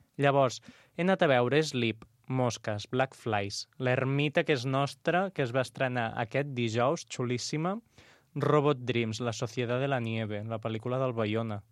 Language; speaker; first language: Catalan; non-native, local second language; Spanish